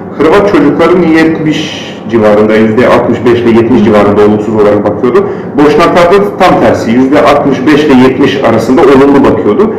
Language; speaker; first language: Turkish; non-native, fluent; Bosnian